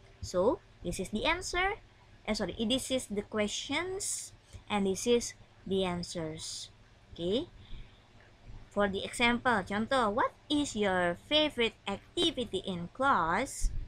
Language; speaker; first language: English; non-native, fluent; Indonesian